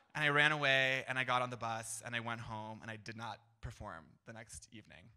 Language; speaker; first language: English; native; English